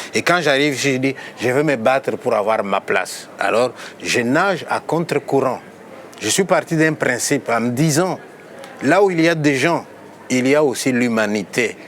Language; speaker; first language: French; non-native, local second language; Luba-Lulua